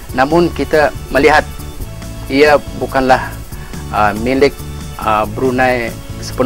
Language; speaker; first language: Malay; native; Malay